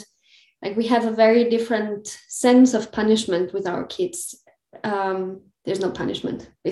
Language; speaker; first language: English; non-native, fluent; German